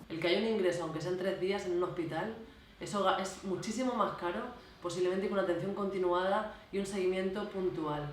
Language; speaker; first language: Spanish; native; Spanish